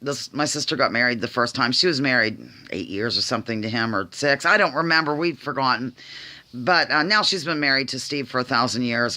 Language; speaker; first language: English; native; English